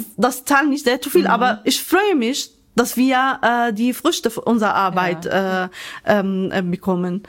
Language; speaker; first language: German; non-native, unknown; Arabic